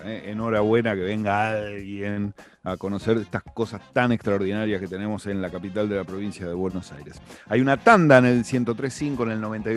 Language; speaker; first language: Spanish; native; Spanish